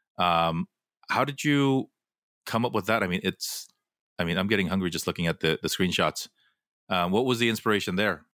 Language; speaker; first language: English; native; English